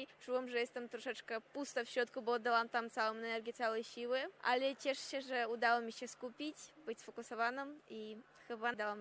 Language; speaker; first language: Polish; non-native, fluent; Russian